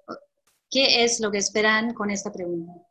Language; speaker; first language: Spanish; early bilingual, heritage; Spanish